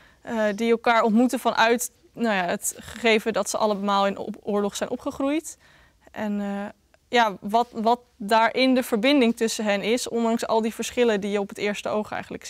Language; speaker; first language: Dutch; native; Dutch